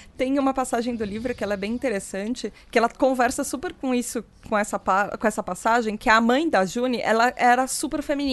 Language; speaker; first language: Portuguese; native; Portuguese